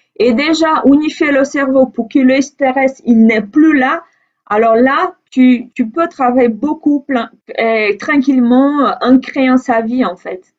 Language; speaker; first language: French; non-native, fluent; Portuguese